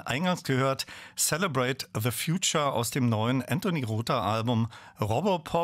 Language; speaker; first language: German; native; German